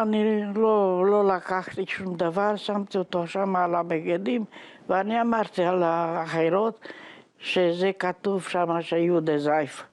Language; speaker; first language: Hebrew; non-native, fluent; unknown